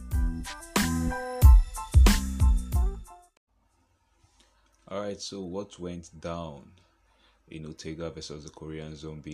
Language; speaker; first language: English; non-native, local second language; Yoruba